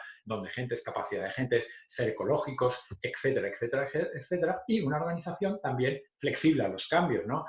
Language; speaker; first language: Spanish; native; Spanish